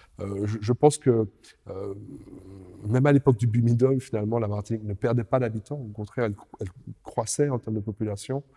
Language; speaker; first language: French; native; French